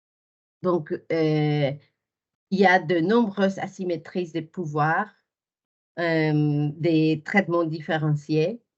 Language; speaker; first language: French; non-native, fluent; Spanish